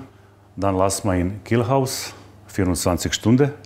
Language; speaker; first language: German; non-native, learner; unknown